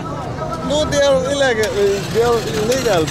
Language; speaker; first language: English; non-native, learner; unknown